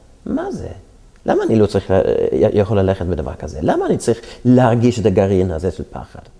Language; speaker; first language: Hebrew; non-native, fluent; Swedish